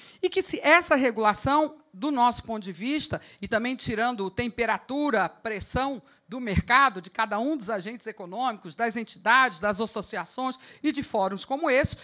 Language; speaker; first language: Portuguese; native; Portuguese